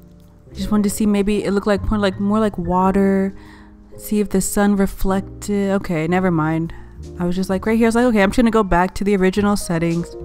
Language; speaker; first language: English; native; English